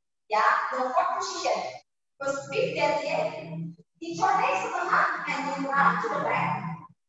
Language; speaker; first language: English; non-native, fluent; Indonesian